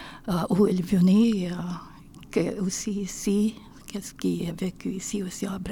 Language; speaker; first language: French; non-native, learner; Filipino